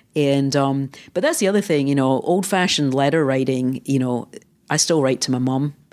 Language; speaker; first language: English; native; English